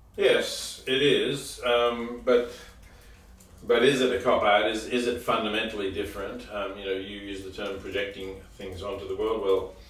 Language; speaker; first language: English; native; English